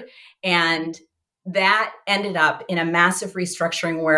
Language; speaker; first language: English; native; English